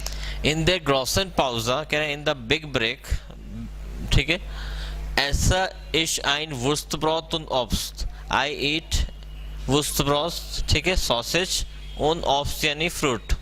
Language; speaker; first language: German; non-native, learner; Hindi